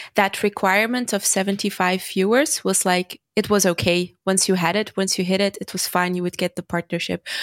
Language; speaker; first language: English; non-native, fluent; Dutch